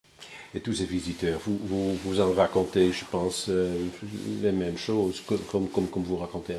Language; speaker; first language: French; non-native, fluent; Dutch